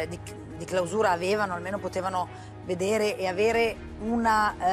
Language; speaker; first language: Italian; native; Italian